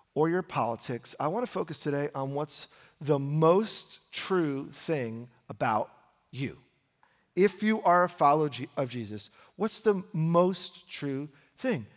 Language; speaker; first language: English; native; English